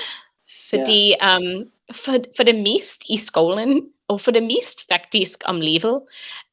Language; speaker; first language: Danish; non-native, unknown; English